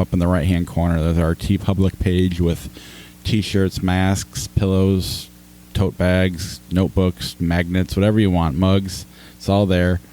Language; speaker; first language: English; native; English